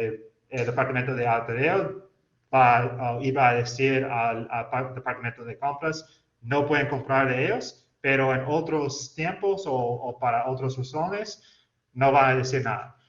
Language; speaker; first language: Spanish; non-native, fluent; English